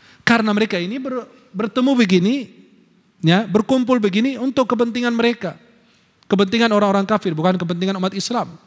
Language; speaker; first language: Indonesian; non-native, fluent; Arabic